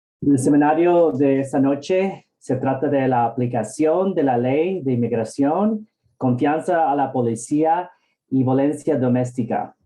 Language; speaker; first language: Spanish; early bilingual, heritage; Spanish